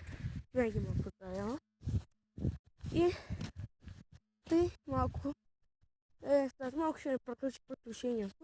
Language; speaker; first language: Bulgarian; native; Bulgarian